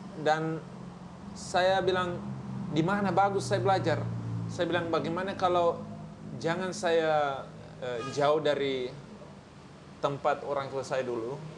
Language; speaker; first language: Indonesian; non-native, fluent; English